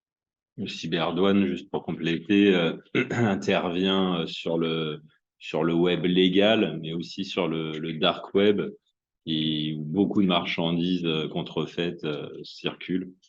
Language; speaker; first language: French; native; French